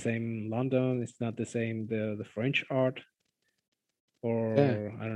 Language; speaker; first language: English; non-native, fluent; Spanish